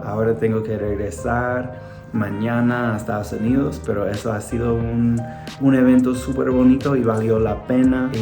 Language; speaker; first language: Spanish; non-native, fluent; English